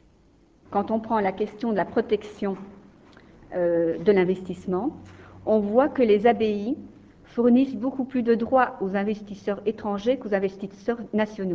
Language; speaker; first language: French; native; French